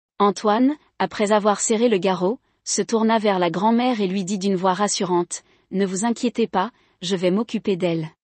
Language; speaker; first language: French; non-native, local second language; Arabic